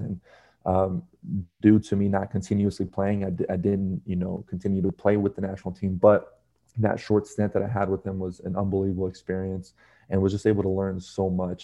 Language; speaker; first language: English; native; English